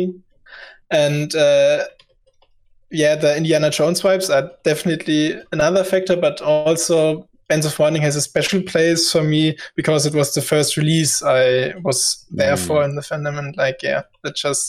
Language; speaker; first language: English; non-native, fluent; German